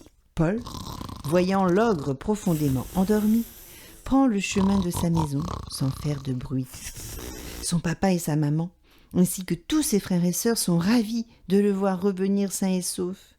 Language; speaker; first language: French; native; French